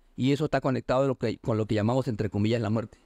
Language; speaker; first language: Spanish; native; Spanish